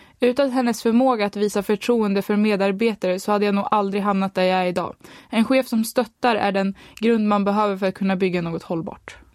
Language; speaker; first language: Swedish; native; Swedish